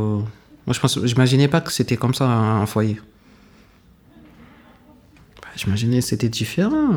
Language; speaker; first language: French; non-native, local second language; Haitian Creole